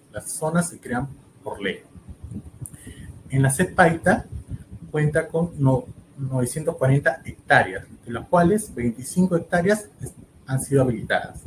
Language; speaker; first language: Spanish; native; Spanish